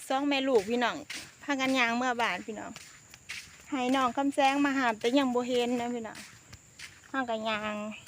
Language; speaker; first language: Thai; native; Thai